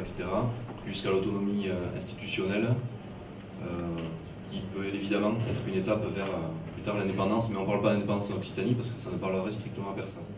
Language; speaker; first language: French; native; French